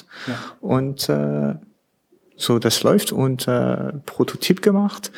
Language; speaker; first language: German; non-native, learner; French